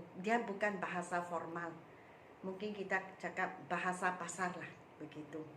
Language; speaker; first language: Malay; non-native, local second language; Min Nan Chinese